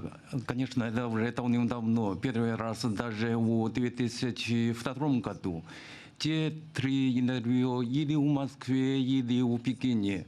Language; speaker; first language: Russian; non-native, fluent; Chinese